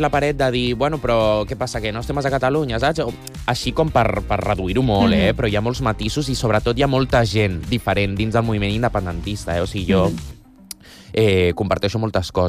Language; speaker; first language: Catalan; non-native, local second language; Spanish